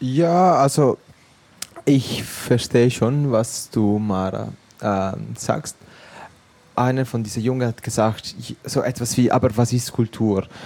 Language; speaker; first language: German; non-native, local second language; Italian